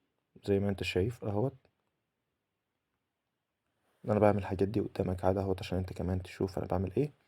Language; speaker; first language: Arabic; native; Arabic